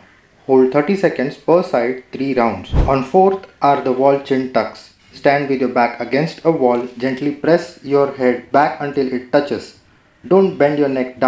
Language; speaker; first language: English; non-native, local second language; Hindi